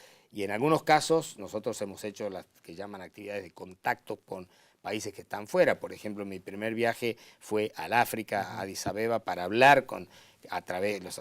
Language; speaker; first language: Spanish; native; Spanish